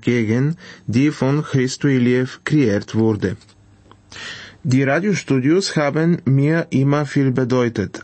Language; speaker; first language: German; non-native, fluent; Bulgarian